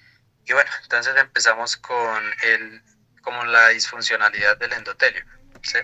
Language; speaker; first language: Spanish; native; Spanish